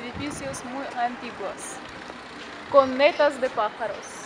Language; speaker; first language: Spanish; non-native, fluent; Russian